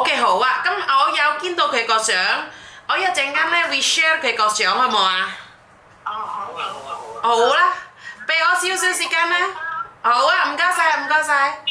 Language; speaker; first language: Cantonese; non-native, fluent; Indonesian